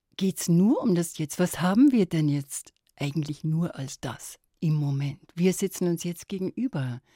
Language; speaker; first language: German; native; German